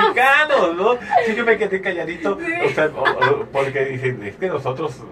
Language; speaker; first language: Spanish; native; Spanish